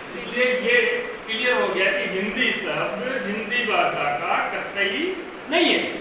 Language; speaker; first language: Hindi; native; Hindi